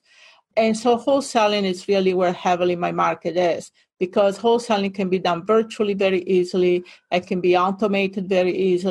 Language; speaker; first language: English; non-native, fluent; Italian